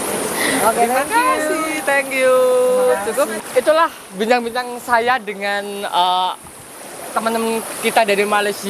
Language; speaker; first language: Indonesian; native; Indonesian